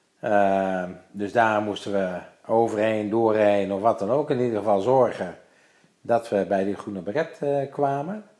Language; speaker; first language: Dutch; native; Dutch